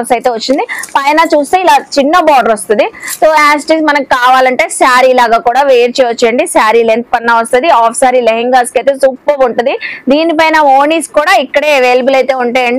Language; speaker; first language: Telugu; native; Telugu